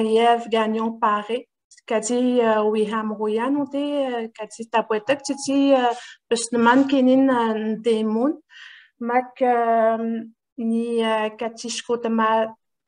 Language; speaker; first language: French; non-native, local second language; Innu-aimun